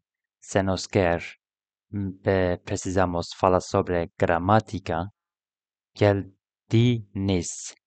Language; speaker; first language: Portuguese; non-native, learner; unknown